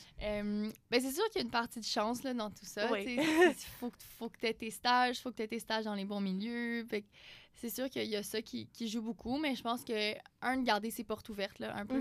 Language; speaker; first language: French; native; French